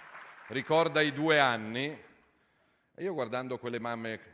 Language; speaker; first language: Italian; native; Italian